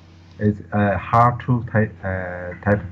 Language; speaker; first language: English; non-native, learner; Chinese